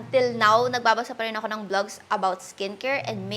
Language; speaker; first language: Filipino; native; Filipino